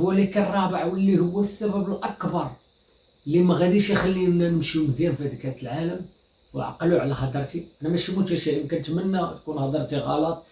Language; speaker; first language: Arabic; native; Arabic